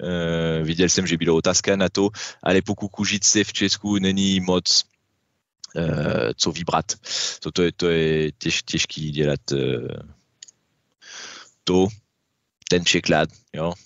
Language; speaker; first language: Czech; non-native, learner; French